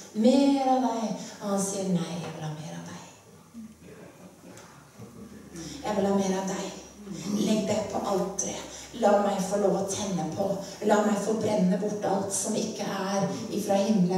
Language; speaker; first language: Norwegian; native; Norwegian